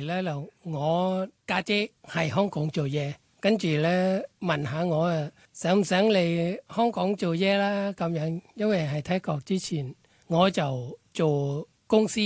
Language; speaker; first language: Cantonese; non-native, learner; Thai